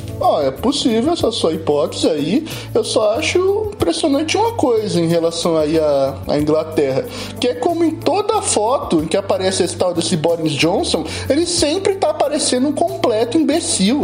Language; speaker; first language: Portuguese; native; Portuguese